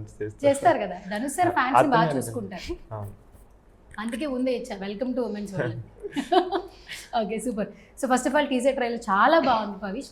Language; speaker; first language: Telugu; native; Telugu